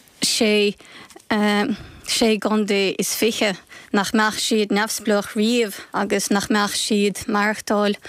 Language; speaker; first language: Irish; non-native, fluent; Ukrainian